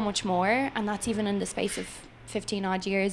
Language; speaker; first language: English; native; English